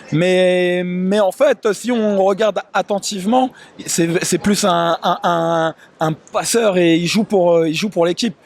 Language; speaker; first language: French; native; French